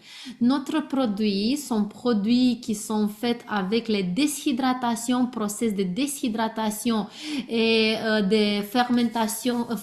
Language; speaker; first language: French; non-native, learner; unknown